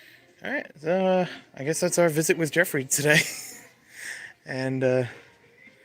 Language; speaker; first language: English; native; English